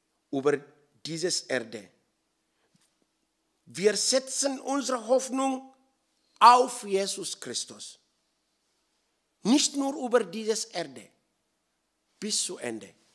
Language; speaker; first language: German; non-native, learner; Oromo